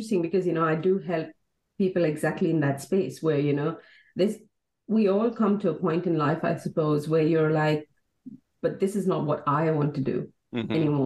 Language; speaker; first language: English; non-native, local second language; Hindi